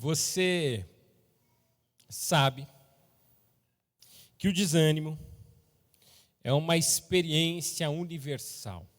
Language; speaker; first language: Portuguese; native; Portuguese